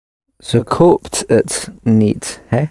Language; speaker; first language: Dutch; non-native, learner; English